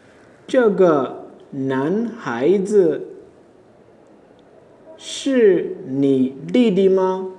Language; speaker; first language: Chinese; non-native, fluent; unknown